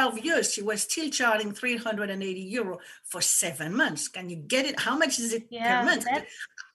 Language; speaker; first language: English; non-native, fluent; French